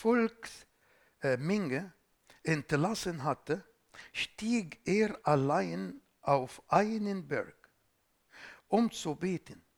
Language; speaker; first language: German; non-native, fluent; Arabic